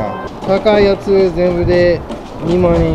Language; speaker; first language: Japanese; non-native, fluent; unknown